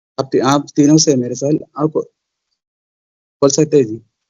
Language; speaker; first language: Hindi; non-native, local second language; Malayalam